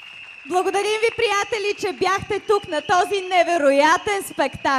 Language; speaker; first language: Bulgarian; native; Bulgarian